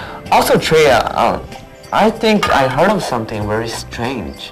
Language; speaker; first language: English; non-native, fluent; Chinese